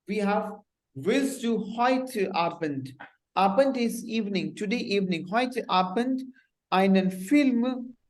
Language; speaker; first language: German; non-native, fluent; Hindi